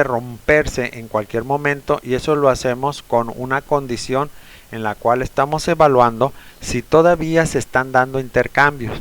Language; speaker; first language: Spanish; native; Spanish